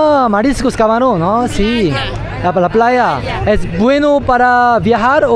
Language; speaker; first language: Spanish; non-native, learner; Korean